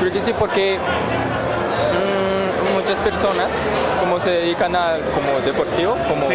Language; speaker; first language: Spanish; non-native, learner; Japanese